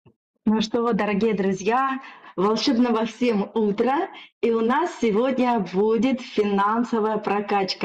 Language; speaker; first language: Russian; native; Russian